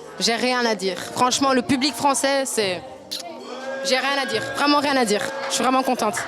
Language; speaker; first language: French; native; French